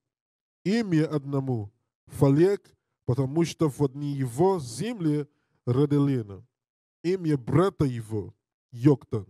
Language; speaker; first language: Russian; non-native, learner; English